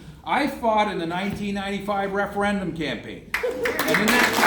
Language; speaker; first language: English; non-native, local second language; French